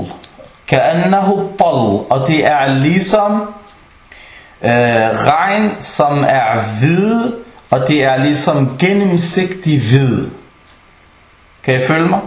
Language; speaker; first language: Danish; early bilingual, other home language; Arabic